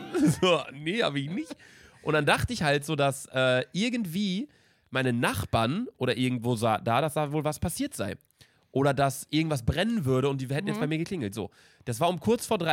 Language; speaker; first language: German; native; German